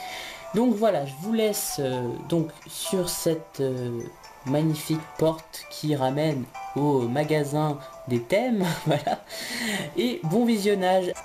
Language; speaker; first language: French; native; French